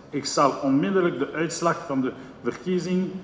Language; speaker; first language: Dutch; non-native, local second language; French